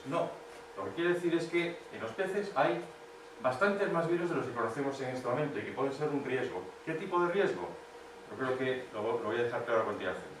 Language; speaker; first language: Spanish; native; Spanish